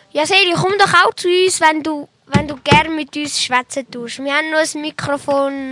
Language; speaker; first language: German; native; German